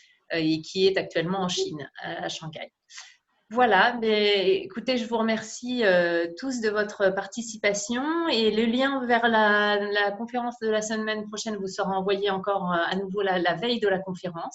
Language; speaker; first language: French; native; French